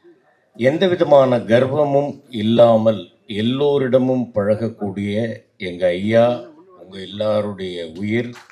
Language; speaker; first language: Tamil; native; Tamil